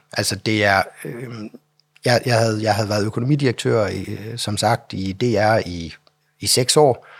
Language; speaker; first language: Danish; native; Danish